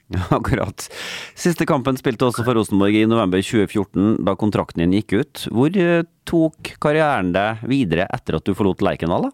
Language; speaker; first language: Norwegian; native; Norwegian